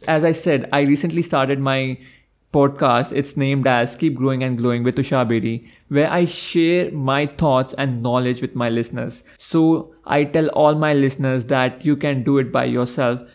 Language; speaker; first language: English; non-native, local second language; Hindi